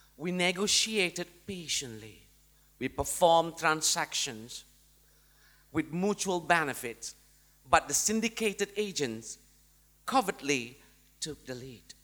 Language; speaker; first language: English; non-native, local second language; Malay